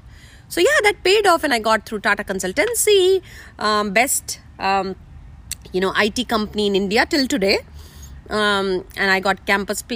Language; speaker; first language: English; non-native, local second language; Hindi